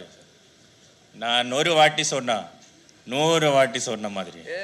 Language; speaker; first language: Tamil; non-native, local second language; Malayalam